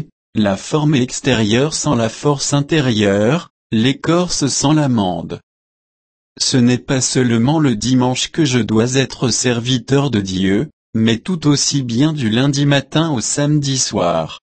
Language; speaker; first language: French; native; French